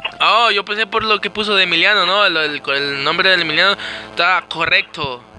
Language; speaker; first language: Spanish; native; Spanish